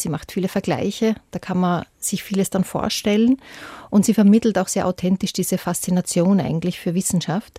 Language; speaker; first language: German; native; German